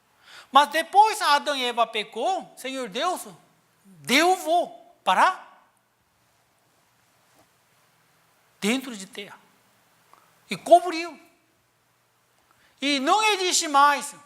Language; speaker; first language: Portuguese; non-native, learner; Korean